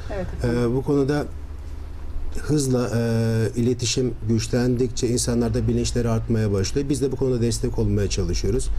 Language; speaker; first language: Turkish; native; Turkish